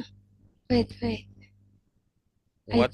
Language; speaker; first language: English; non-native, learner; Indonesian